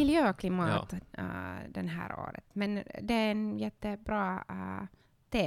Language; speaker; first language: Swedish; non-native, learner; Finnish